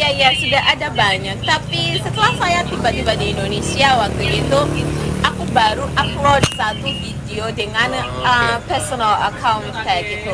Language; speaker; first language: Indonesian; non-native, fluent; Shona